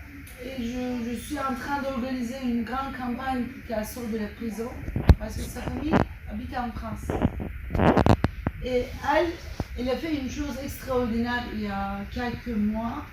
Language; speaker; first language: French; non-native, fluent; Turkish